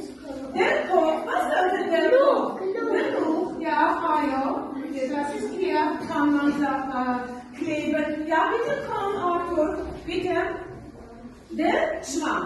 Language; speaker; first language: German; non-native, learner; Armenian